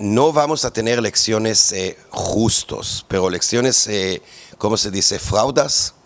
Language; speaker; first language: Spanish; non-native, fluent; Hebrew